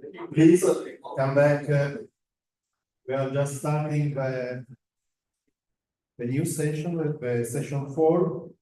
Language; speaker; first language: English; non-native, fluent; Italian